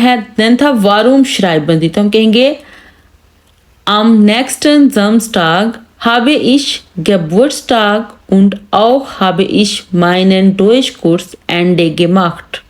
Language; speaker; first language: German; non-native, learner; Urdu